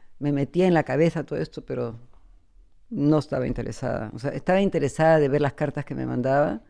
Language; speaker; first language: Spanish; native; Spanish